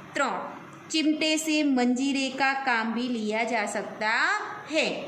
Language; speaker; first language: Hindi; non-native, local second language; Gujarati